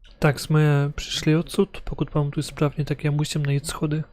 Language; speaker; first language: Czech; non-native, learner; Ukrainian